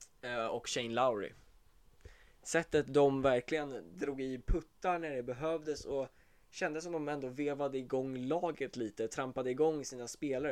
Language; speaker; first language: Swedish; native; Swedish